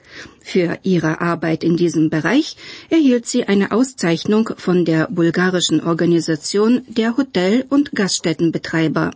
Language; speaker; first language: German; non-native, fluent; Bulgarian